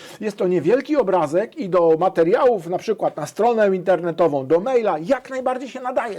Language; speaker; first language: Polish; native; Polish